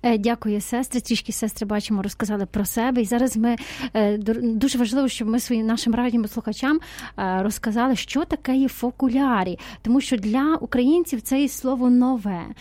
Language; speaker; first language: Ukrainian; native; Ukrainian